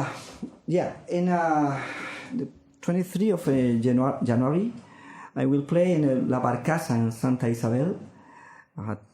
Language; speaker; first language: English; non-native, learner; Spanish